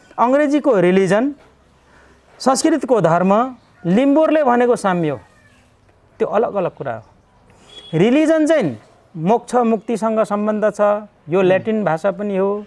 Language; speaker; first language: Nepali; non-native, local second language; Limbu